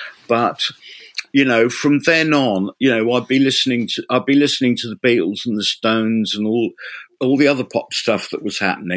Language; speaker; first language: English; native; English